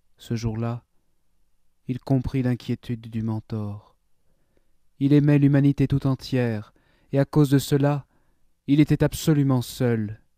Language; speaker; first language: French; native; French